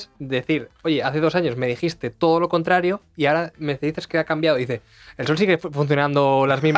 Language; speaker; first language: Spanish; native; Spanish